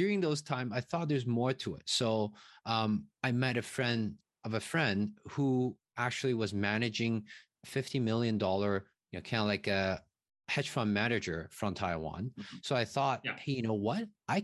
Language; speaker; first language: English; non-native, fluent; Chinese